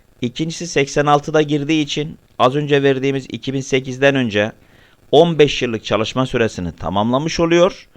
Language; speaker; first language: Turkish; native; Turkish